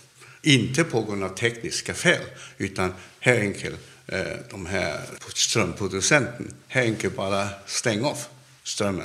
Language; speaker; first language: Swedish; non-native, fluent; Cantonese